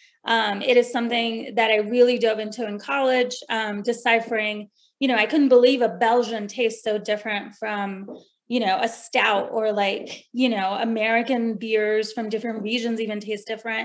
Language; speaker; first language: English; non-native, local second language; Hindi